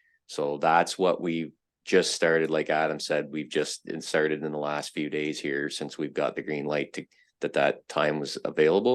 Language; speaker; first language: English; native; English